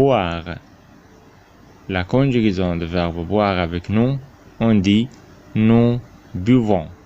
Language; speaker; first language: French; non-native, fluent; Arabic